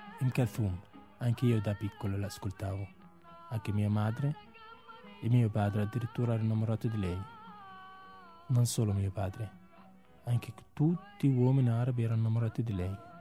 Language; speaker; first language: Italian; non-native, fluent; Arabic